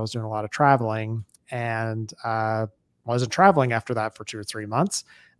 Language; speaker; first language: English; native; English